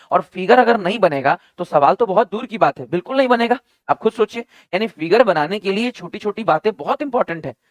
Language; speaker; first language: Hindi; native; Hindi